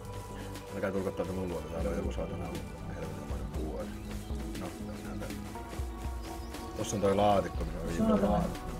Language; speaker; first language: Finnish; native; Finnish